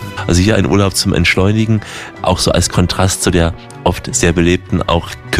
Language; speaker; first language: German; native; German